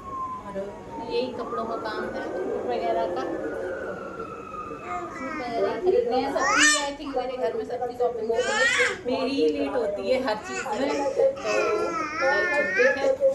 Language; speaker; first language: Hindi; native; Hindi